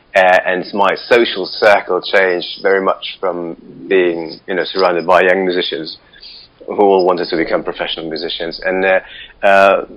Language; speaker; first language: English; non-native, fluent; Russian